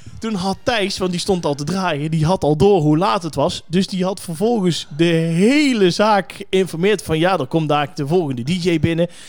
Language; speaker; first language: Dutch; native; Dutch